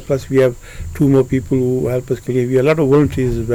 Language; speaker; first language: English; early bilingual, other home language; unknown